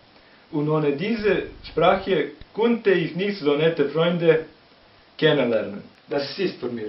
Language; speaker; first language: German; non-native, learner; Serbian